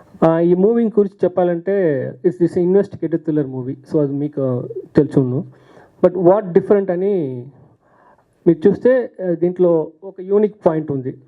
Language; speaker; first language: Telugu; non-native, learner; Tamil